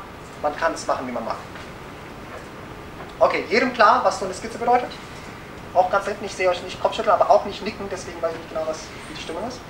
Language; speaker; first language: German; native; German